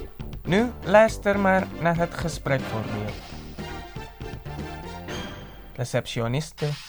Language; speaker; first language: Dutch; non-native, fluent; Indonesian